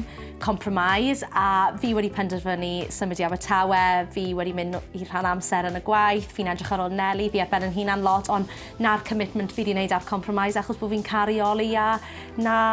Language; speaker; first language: Welsh; native; Welsh